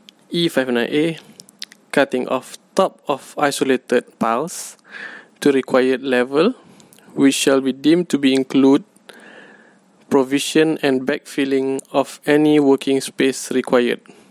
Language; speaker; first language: English; non-native, local second language; Malay